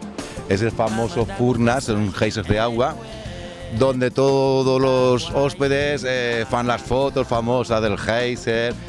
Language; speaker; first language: Spanish; non-native, fluent; Portuguese